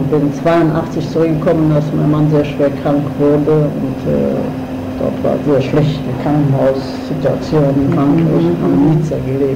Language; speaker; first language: German; non-native, fluent; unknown